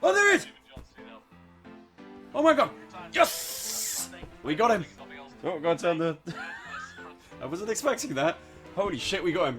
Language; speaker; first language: English; native; English